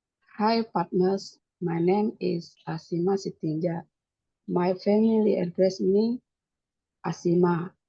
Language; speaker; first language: English; non-native, learner; Indonesian